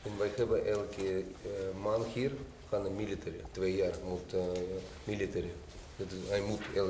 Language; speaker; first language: Dutch; non-native, learner; Russian